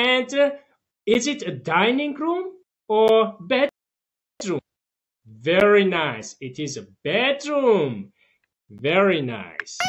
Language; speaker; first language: English; non-native, fluent; Tajik